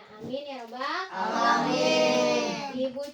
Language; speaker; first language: Indonesian; native; Indonesian